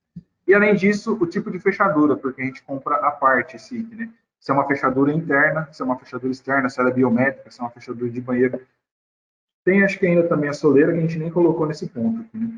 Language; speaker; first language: Portuguese; native; Portuguese